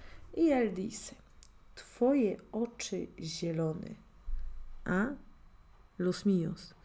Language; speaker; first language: Spanish; non-native, fluent; Polish